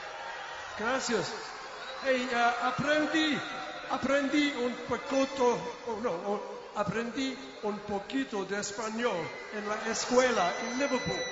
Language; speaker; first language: Spanish; non-native, learner; English